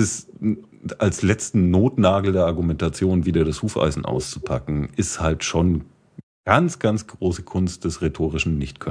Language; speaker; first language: German; native; German